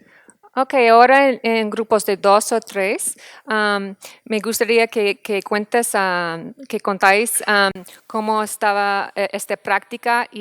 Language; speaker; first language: Spanish; non-native, fluent; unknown